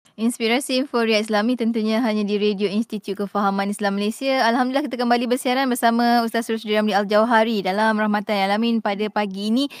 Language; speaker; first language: Malay; native; Malay